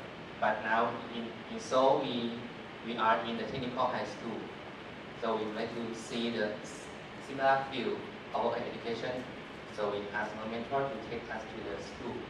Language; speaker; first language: English; non-native, fluent; Thai